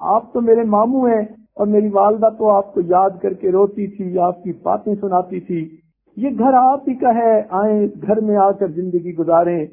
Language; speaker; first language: Urdu; native; Urdu